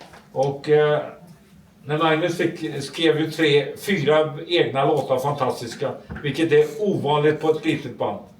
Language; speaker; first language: Swedish; native; Swedish